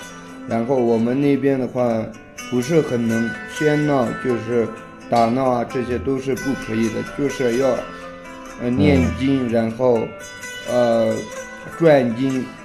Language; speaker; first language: Chinese; non-native, local second language; Tibetan